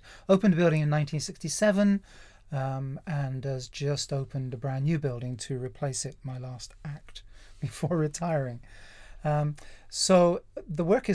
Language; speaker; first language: English; native; English